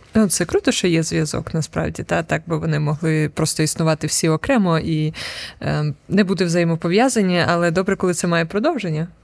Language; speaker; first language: Ukrainian; native; Ukrainian